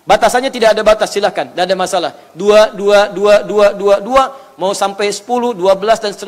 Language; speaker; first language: Indonesian; native; Indonesian